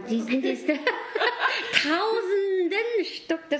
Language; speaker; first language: German; non-native, learner; Mongolian